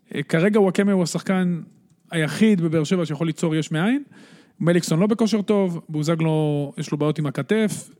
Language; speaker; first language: Hebrew; native; Hebrew